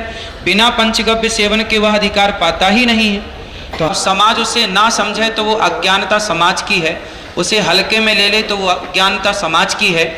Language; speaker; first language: Hindi; native; Hindi